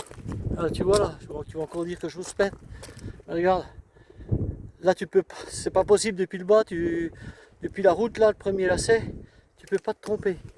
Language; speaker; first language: French; native; French